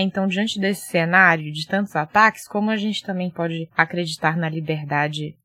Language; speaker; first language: Portuguese; native; Portuguese